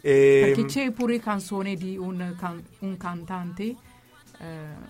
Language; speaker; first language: Italian; non-native, learner; Amharic